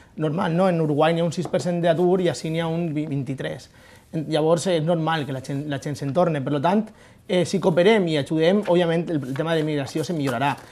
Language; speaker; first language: Catalan; native; Catalan